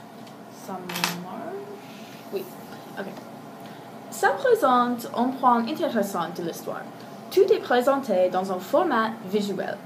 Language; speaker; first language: French; non-native, learner; English